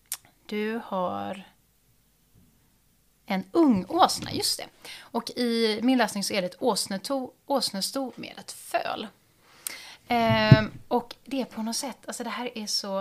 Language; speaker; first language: Swedish; native; Swedish